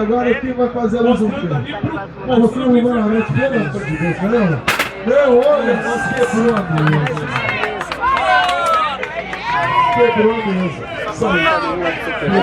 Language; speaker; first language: Portuguese; native; Portuguese